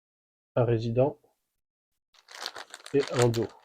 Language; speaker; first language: French; native; French